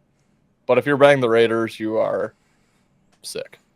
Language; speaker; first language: English; native; English